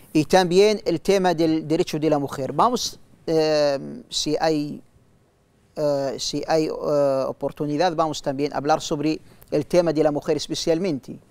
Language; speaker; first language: Spanish; non-native, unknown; Arabic